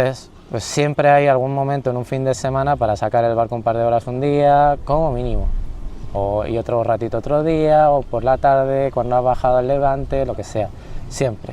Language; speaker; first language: Spanish; native; Spanish